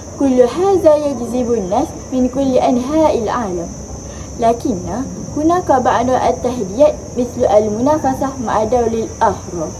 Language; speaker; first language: Arabic; non-native, learner; Malay